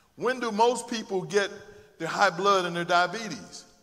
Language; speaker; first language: English; native; English